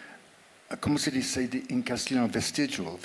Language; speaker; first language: Spanish; non-native, fluent; English